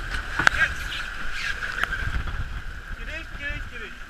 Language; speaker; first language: German; native; German